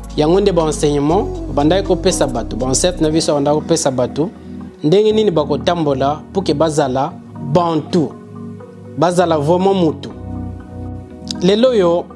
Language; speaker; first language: Lingala; non-native, local second language; Kongo